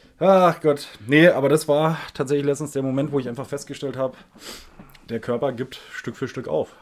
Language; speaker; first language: German; native; German